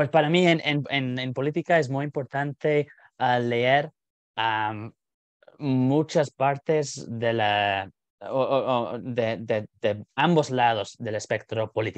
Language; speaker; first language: Spanish; non-native, fluent; English